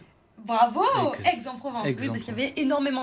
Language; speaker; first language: French; native; French